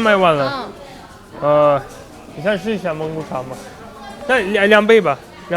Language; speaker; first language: Chinese; non-native, fluent; Russian